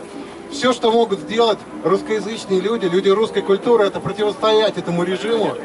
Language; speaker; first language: Russian; native; Russian